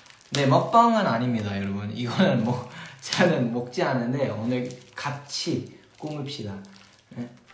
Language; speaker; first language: Korean; early bilingual, heritage; Korean